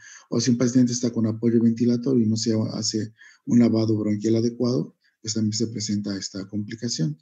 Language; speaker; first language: Spanish; native; Spanish